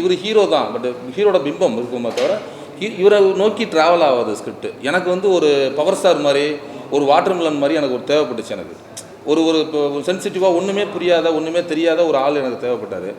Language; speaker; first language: Tamil; native; Tamil